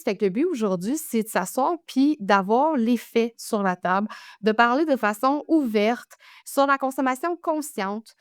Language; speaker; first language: French; native; French